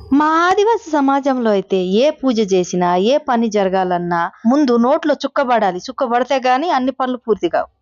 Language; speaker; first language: Telugu; non-native, local second language; Koya